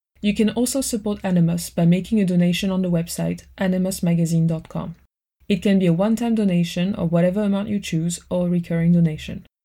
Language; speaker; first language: English; non-native, fluent; French